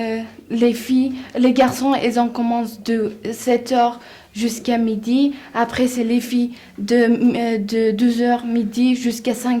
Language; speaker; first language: French; non-native, learner; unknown